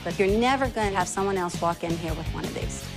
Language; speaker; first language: English; native; English